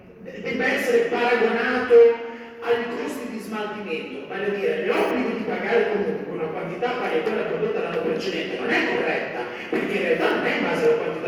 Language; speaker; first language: Italian; native; Italian